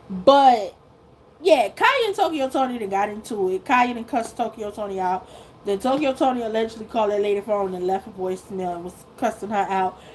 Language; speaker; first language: English; native; English